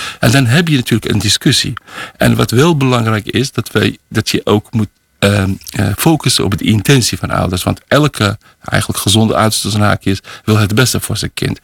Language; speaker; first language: Dutch; early bilingual, other home language; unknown